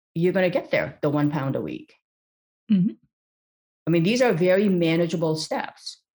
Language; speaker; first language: English; early bilingual, other home language; Korean